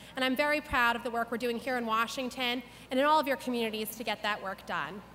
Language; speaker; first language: English; native; English